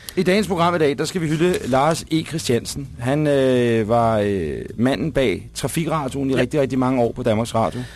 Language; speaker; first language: Danish; native; Danish